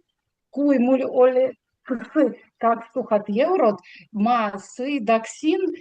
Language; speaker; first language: Estonian; non-native, learner; Russian